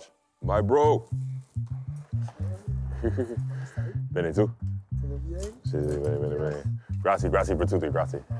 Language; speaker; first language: Italian; non-native, learner; English